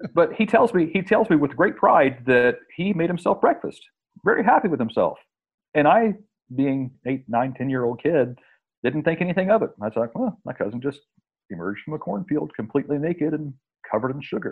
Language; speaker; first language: English; native; English